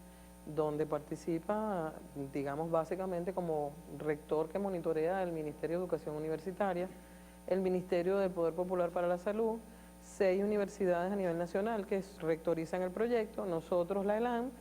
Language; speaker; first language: Spanish; native; Spanish